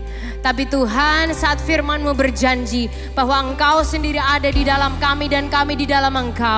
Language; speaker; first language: Indonesian; native; Indonesian